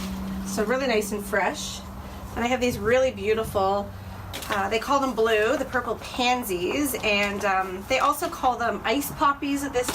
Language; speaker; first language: English; native; English